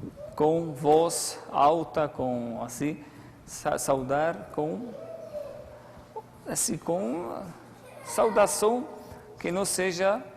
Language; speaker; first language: Portuguese; non-native, fluent; Arabic